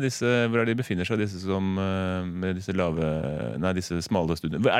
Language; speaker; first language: Norwegian; native; Norwegian